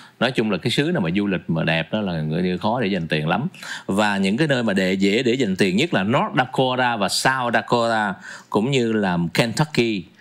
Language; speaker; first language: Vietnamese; native; Vietnamese